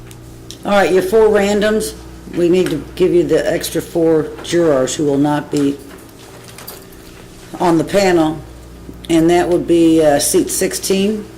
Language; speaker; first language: English; native; English